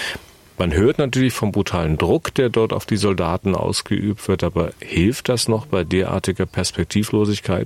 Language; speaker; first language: German; native; German